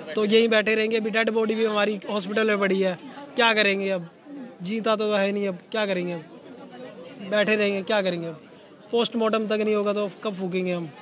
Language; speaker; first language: Hindi; native; Hindi